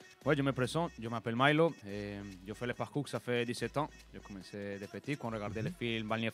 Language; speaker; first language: French; non-native, learner; Spanish